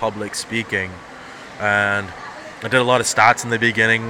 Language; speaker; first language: English; non-native, fluent; Punjabi